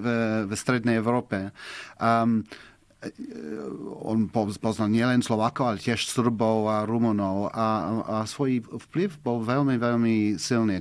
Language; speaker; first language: Slovak; non-native, fluent; English